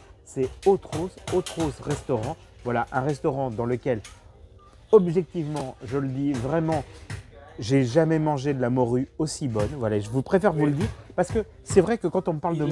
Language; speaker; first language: French; native; French